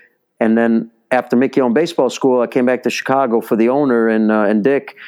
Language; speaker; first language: English; early bilingual, other home language; Italian